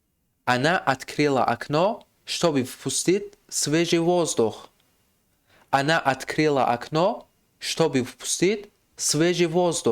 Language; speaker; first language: Russian; non-native, fluent; Tajik